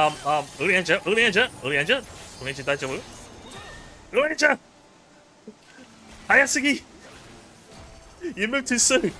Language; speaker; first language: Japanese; non-native, learner; English